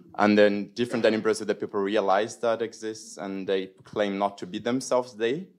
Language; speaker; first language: English; non-native, fluent; Portuguese